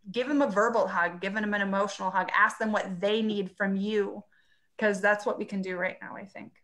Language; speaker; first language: English; native; English